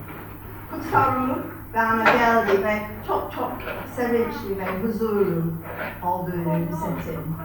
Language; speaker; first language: Turkish; non-native, fluent; English